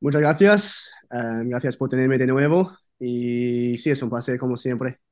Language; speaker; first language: Spanish; non-native, fluent; English